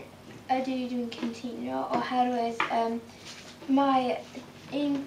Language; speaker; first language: Welsh; non-native, local second language; English